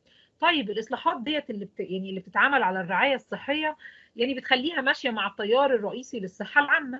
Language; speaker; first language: Arabic; native; Arabic